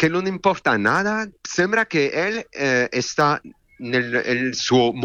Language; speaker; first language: Spanish; non-native, learner; French